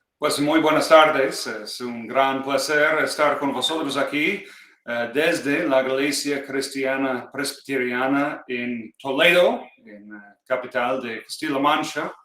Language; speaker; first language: Spanish; non-native, fluent; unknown